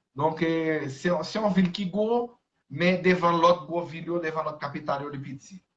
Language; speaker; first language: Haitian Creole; non-native, fluent; Portuguese